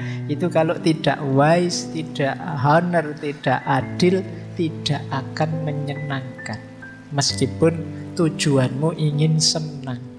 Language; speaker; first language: Indonesian; native; Indonesian